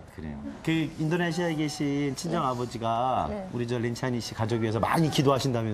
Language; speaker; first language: Korean; native; Korean